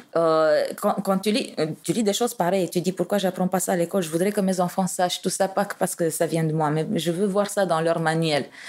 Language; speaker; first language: French; non-native, fluent; Romanian